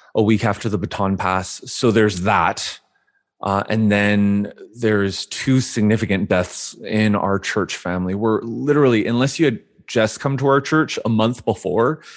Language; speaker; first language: English; native; English